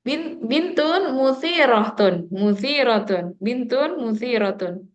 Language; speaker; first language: Arabic; non-native, learner; Indonesian